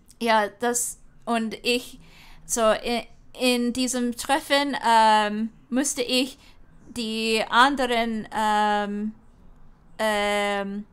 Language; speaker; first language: German; non-native, learner; English